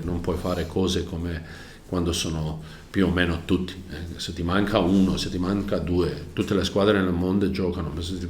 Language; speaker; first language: Italian; non-native, learner; Croatian